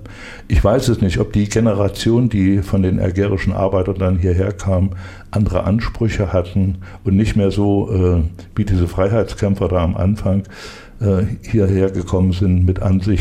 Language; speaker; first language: German; native; German